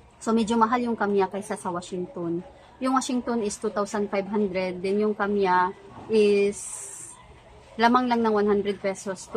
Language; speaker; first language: Filipino; non-native, local second language; Cebuano